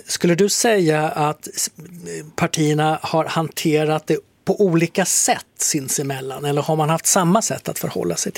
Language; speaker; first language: Swedish; native; Swedish